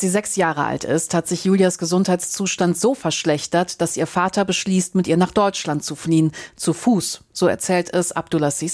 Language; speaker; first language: German; native; German